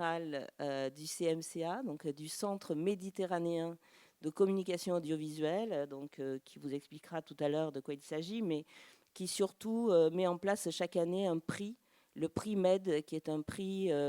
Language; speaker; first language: French; native; French